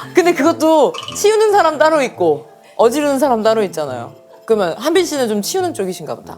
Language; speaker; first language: Korean; native; Korean